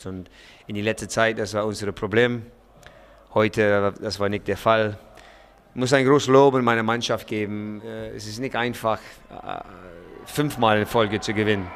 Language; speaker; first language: German; non-native, fluent; English